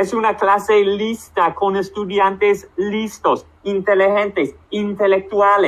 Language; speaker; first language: Spanish; non-native, fluent; English